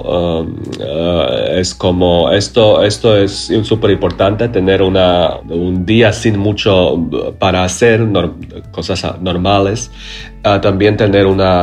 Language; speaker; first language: Spanish; non-native, learner; Croatian